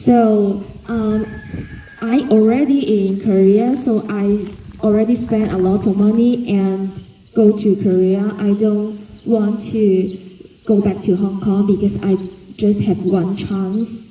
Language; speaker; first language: English; non-native, fluent; Cantonese